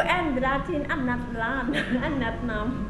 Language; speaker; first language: Swedish; non-native, learner; Thai